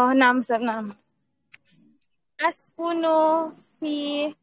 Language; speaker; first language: Arabic; non-native, learner; Indonesian